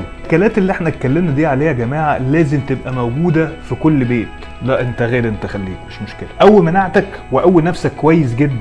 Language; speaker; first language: Arabic; native; Arabic